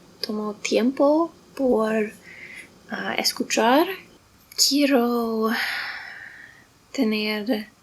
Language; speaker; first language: Spanish; non-native, learner; English